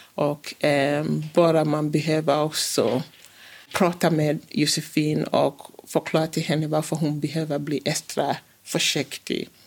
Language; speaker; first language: Swedish; non-native, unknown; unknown